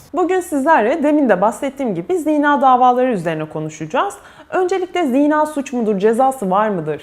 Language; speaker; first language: Turkish; native; Turkish